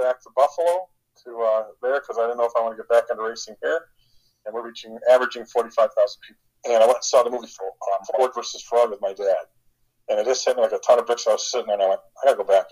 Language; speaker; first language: English; native; English